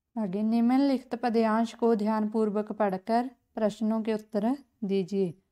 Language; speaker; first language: Hindi; non-native, local second language; Punjabi